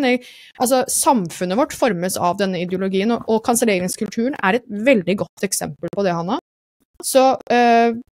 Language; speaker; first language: Norwegian; native; Norwegian